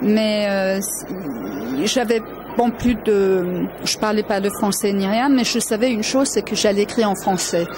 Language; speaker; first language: French; early bilingual, other home language; Danish